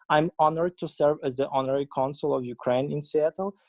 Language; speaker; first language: English; non-native, fluent; Ukrainian